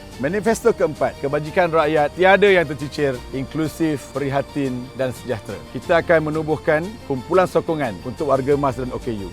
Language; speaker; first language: Malay; native; Malay